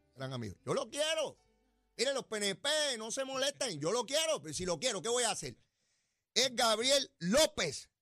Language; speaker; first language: Spanish; native; Spanish